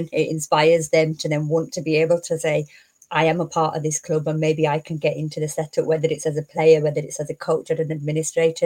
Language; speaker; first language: English; native; English